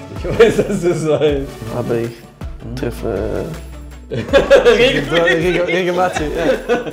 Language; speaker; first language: German; non-native, learner; Dutch